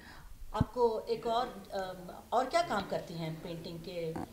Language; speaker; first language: Hindi; non-native, local second language; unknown